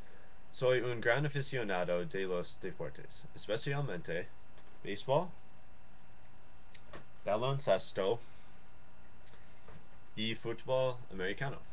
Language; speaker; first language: Spanish; non-native, learner; English